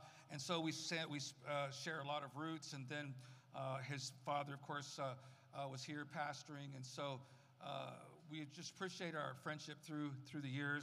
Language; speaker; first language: English; native; English